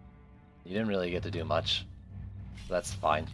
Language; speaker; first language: English; native; English